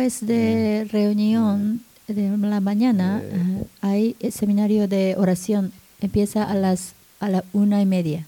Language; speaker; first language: Spanish; non-native, learner; Japanese